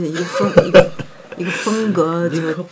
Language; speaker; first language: Chinese; non-native, fluent; German